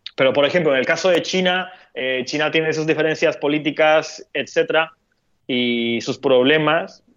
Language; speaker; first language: Spanish; non-native, fluent; Turkish